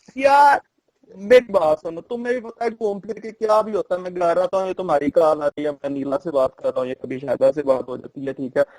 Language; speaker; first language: Urdu; non-native, local second language; Punjabi